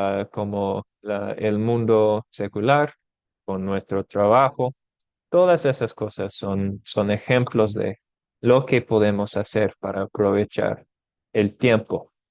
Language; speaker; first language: Spanish; non-native, fluent; English